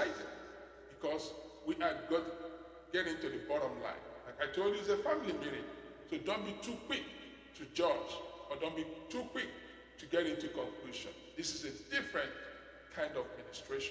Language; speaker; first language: English; non-native, local second language; Igbo